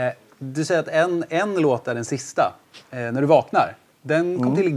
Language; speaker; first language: Swedish; native; Swedish